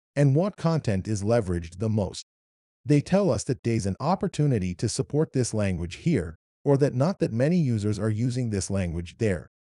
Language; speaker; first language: English; non-native, fluent; Arabic